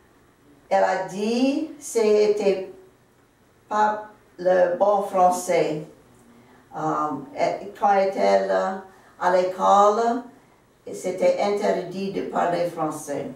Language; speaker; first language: French; non-native, local second language; English